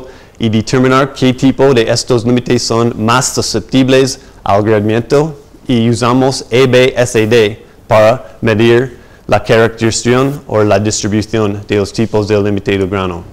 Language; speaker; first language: Spanish; non-native, fluent; English